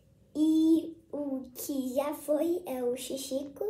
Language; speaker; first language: Portuguese; early bilingual, heritage; Portuguese